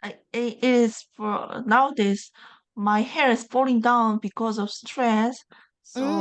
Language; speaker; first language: English; non-native, learner; Korean